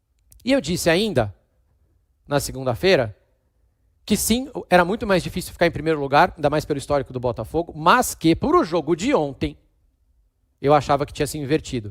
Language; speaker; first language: Portuguese; native; Portuguese